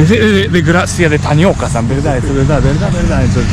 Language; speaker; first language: Spanish; non-native, learner; Japanese